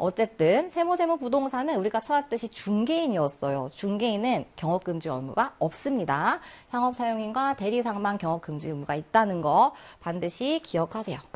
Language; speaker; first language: Korean; native; Korean